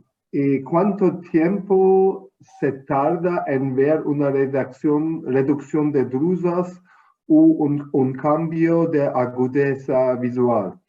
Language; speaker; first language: Spanish; non-native, fluent; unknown